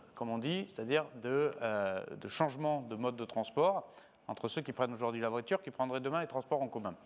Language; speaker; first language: French; native; French